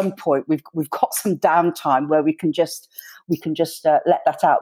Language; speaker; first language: English; native; English